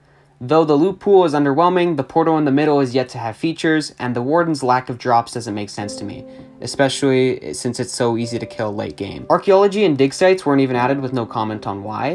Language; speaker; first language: English; native; English